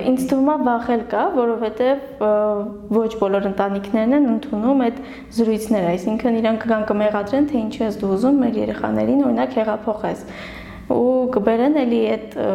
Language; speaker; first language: Armenian; non-native, local second language; Kurdish